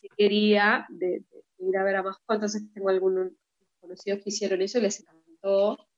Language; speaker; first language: Spanish; early bilingual, heritage; Spanish